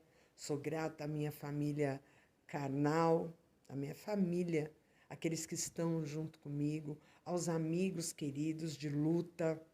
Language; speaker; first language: Portuguese; native; Portuguese